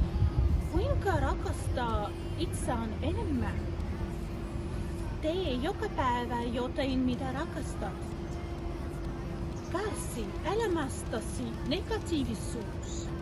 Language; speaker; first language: Finnish; non-native, learner; Russian